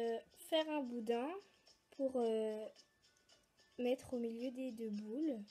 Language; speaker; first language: French; native; French